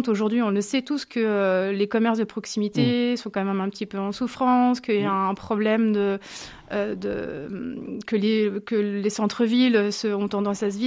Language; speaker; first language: French; native; French